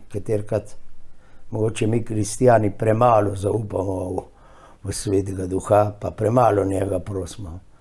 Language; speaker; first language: Slovenian; early bilingual, heritage; Slovenian